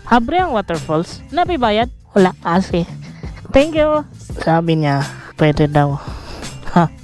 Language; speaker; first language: Filipino; non-native, local second language; Cebuano